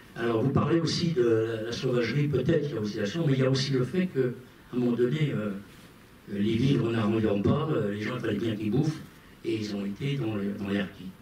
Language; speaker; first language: French; non-native, local second language; Arabic